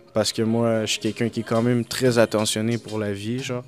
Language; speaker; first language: French; native; French